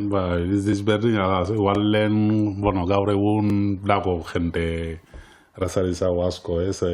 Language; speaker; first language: Basque; non-native, learner; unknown